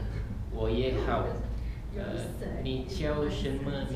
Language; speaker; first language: Chinese; non-native, learner; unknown